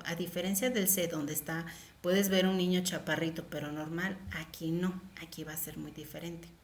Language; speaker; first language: Spanish; native; Spanish